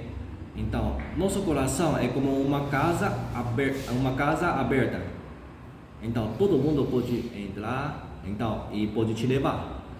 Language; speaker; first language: Portuguese; non-native, fluent; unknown